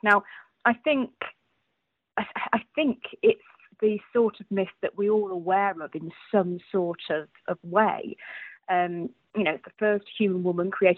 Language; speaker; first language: English; native; English